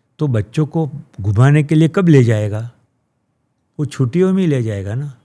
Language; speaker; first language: Hindi; non-native, local second language; Gujarati